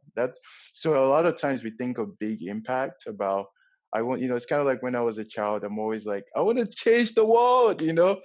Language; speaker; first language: English; non-native, local second language; Yoruba